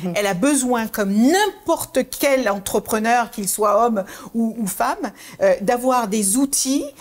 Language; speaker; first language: French; early bilingual, other home language; Kabuverdianu